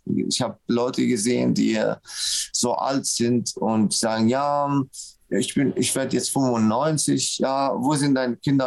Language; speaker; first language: German; non-native, fluent; Arabic